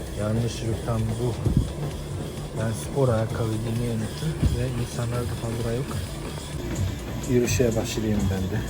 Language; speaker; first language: Turkish; non-native, fluent; Japanese